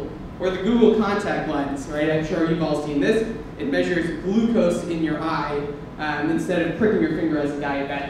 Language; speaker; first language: English; native; English